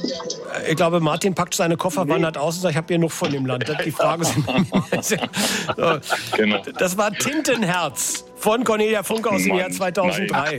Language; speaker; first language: German; native; German